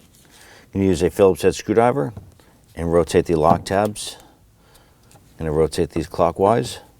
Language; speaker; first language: English; native; English